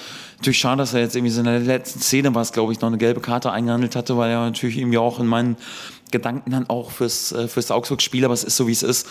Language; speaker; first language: German; native; German